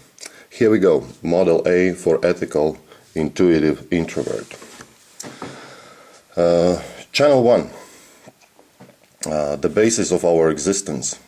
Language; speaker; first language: English; non-native, fluent; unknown